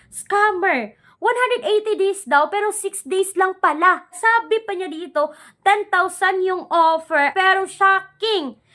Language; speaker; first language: Filipino; non-native, local second language; Cebuano